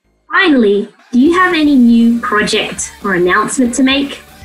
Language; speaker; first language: English; native; English